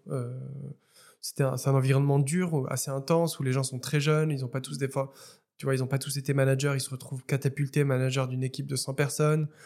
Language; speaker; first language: French; non-native, local second language; Arabic